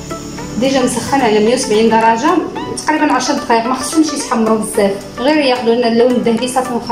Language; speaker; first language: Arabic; native; Arabic